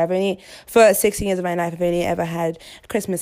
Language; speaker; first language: English; non-native, local second language; Yoruba